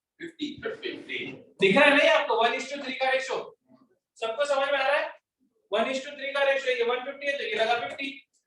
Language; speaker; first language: Hindi; non-native, local second language; Gujarati